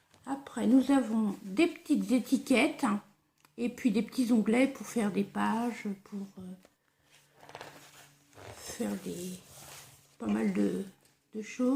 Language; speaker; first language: French; native; French